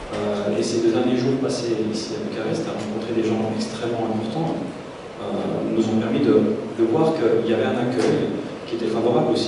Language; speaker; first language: French; native; French